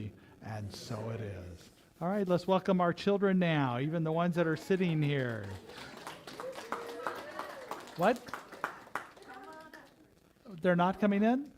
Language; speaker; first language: English; native; English